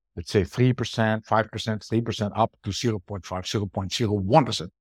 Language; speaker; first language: English; non-native, fluent; German